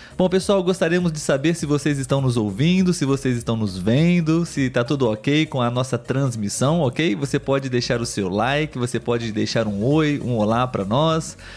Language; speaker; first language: Portuguese; native; Portuguese